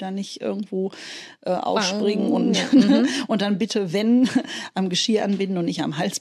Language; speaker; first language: German; native; German